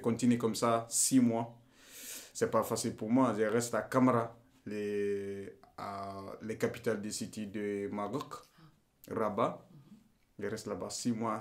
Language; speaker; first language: French; non-native, learner; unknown